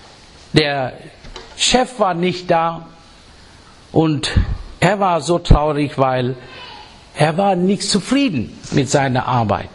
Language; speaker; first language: German; non-native, learner; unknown